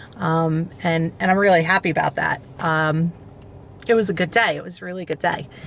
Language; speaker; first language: English; native; English